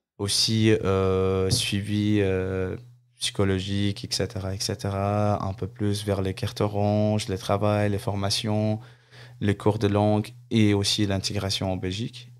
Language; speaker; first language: French; non-native, fluent; Arabic